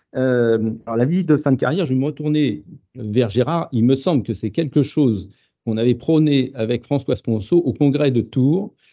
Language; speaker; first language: French; native; French